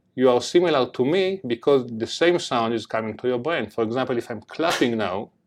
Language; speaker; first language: English; non-native, fluent; Hebrew